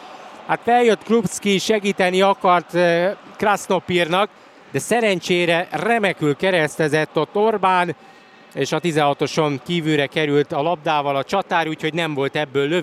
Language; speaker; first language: Hungarian; native; Hungarian